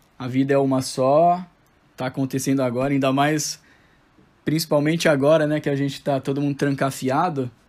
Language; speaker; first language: Portuguese; native; Portuguese